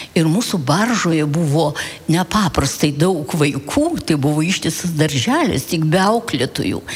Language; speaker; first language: Lithuanian; early bilingual, heritage; Lithuanian